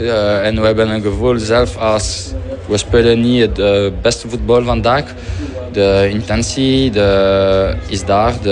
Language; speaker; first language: Dutch; non-native, fluent; French